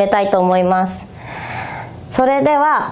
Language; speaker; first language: Japanese; non-native, fluent; Korean